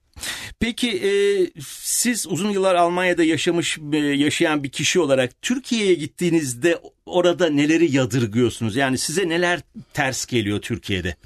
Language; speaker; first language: Turkish; native; Turkish